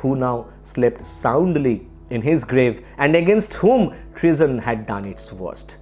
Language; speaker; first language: English; non-native, local second language; Bangla